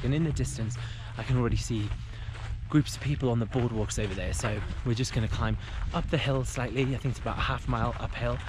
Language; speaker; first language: English; native; English